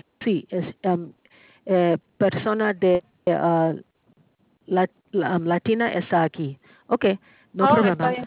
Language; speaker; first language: Spanish; non-native, learner; English